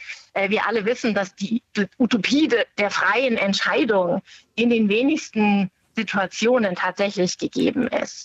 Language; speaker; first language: German; native; German